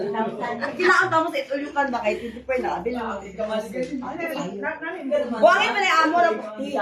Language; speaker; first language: Filipino; non-native, local second language; Cebuano